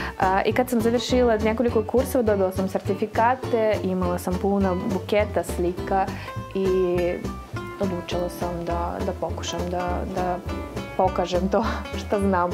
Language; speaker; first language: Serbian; non-native, fluent; Russian